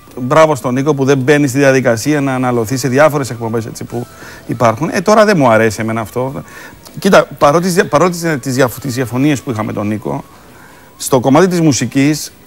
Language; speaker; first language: Greek; native; Greek